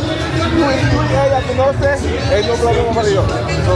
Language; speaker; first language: Spanish; non-native, learner; English